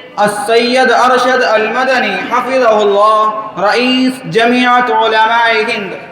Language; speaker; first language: Arabic; non-native, learner; Urdu